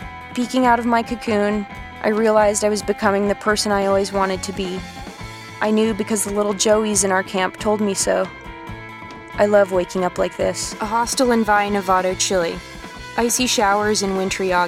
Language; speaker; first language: English; native; English